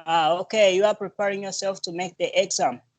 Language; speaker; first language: English; non-native, learner; Portuguese